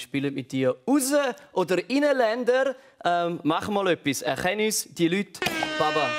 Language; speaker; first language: German; native; German